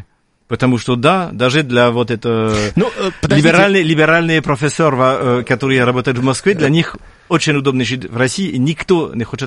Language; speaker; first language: Russian; non-native, fluent; French